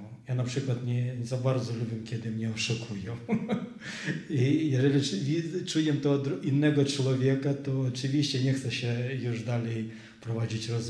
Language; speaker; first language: Polish; non-native, fluent; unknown